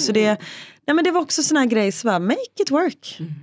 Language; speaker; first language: Swedish; native; Swedish